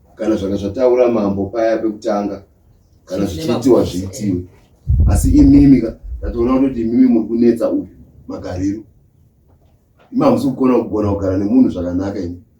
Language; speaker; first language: Shona; native; Shona